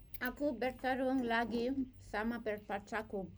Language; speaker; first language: Indonesian; non-native, learner; English